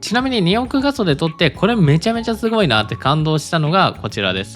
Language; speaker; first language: Japanese; native; Japanese